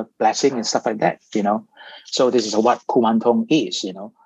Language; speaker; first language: English; non-native, local second language; Cantonese